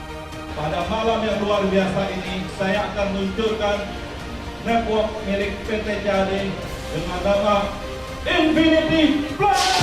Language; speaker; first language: Indonesian; native; Indonesian